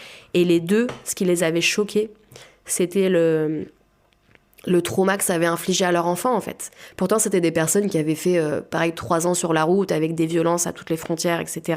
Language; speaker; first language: French; native; French